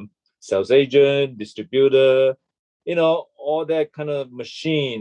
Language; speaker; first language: English; non-native, local second language; Chinese